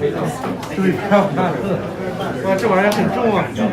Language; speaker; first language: Chinese; non-native, fluent; English